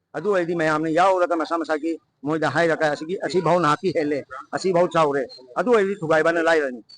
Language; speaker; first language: Manipuri; native; Manipuri